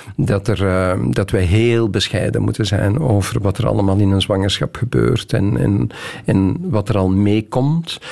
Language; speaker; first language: Dutch; native; Dutch